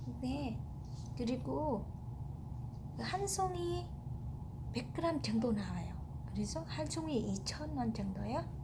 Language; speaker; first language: Korean; non-native, learner; Vietnamese